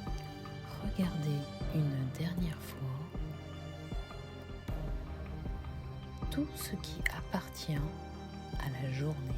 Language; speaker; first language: French; native; French